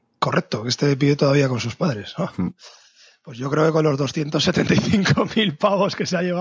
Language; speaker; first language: Spanish; native; Spanish